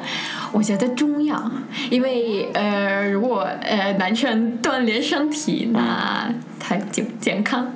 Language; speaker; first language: Chinese; non-native, fluent; Russian